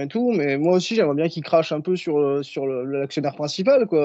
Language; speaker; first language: French; native; French